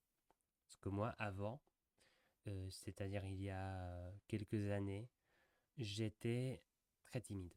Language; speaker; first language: French; non-native, fluent; English